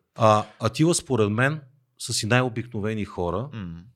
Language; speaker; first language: Bulgarian; native; Bulgarian